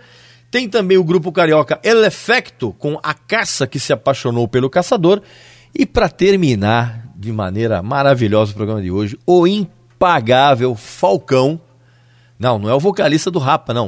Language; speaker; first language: Portuguese; native; Portuguese